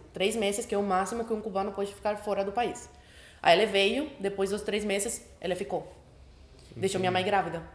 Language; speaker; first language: Portuguese; early bilingual, other home language; Spanish